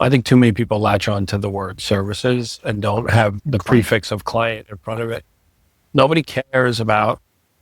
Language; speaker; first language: English; native; English